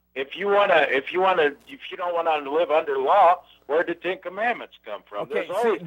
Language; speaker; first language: English; native; English